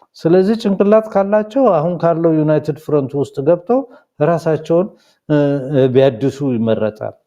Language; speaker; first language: Amharic; non-native, local second language; Somali